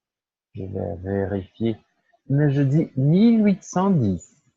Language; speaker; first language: French; non-native, fluent; Portuguese